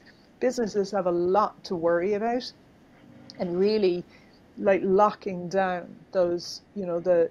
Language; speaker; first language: English; native; English